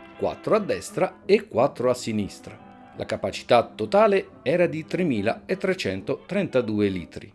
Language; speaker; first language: Italian; native; Italian